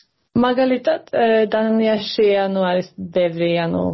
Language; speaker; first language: Georgian; early bilingual, heritage; Georgian